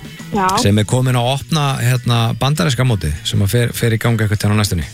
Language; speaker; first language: Icelandic; native; Icelandic